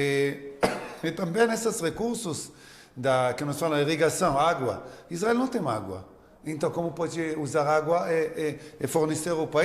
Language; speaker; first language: Portuguese; non-native, learner; Hebrew